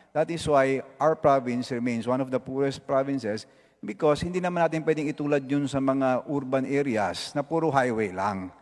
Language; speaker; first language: Filipino; non-native, local second language; Cebuano